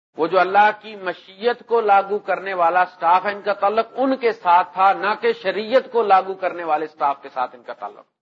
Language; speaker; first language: Urdu; non-native, local second language; Punjabi